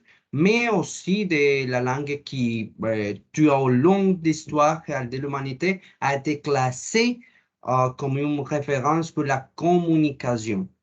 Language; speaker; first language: French; non-native, learner; Spanish